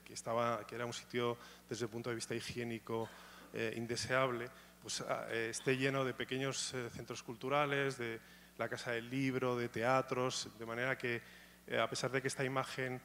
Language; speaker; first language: Spanish; native; Spanish